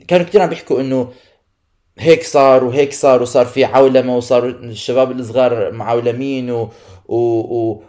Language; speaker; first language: Arabic; non-native, local second language; Kurdish